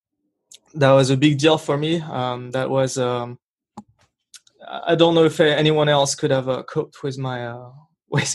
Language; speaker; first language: English; non-native, fluent; French